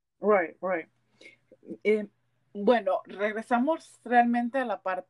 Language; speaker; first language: Spanish; early bilingual, heritage; Spanish